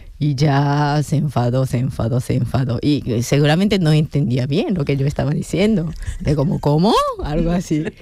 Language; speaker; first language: Spanish; non-native, fluent; Japanese